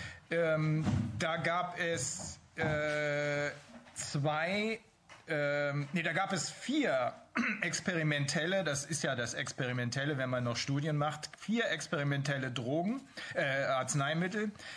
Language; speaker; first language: German; native; German